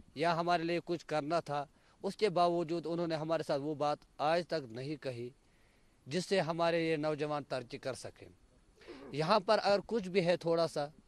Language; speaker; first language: Hindi; non-native, local second language; Kashmiri